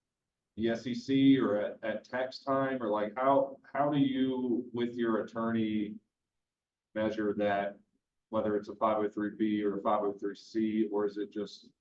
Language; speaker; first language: English; native; English